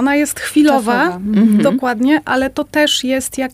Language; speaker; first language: Polish; native; Polish